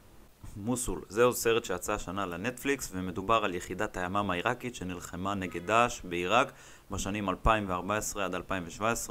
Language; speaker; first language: Hebrew; native; Hebrew